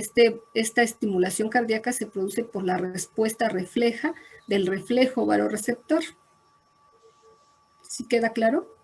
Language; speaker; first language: Spanish; native; Spanish